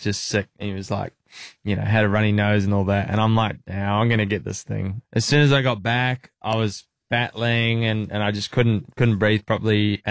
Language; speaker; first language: English; native; English